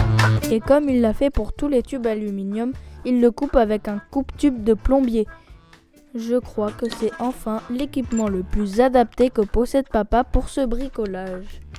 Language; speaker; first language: French; native; French